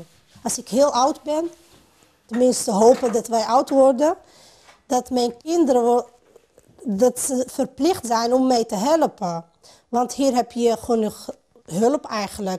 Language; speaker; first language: Dutch; non-native, fluent; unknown